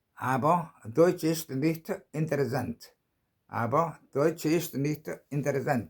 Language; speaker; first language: German; non-native, learner; Korean